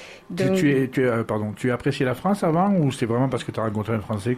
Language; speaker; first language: French; native; French